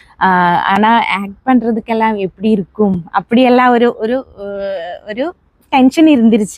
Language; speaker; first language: Tamil; non-native, learner; Malayalam